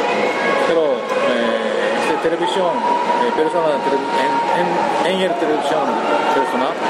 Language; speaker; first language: Spanish; non-native, learner; Japanese